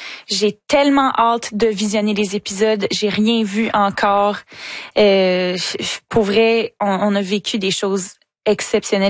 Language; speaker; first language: French; native; French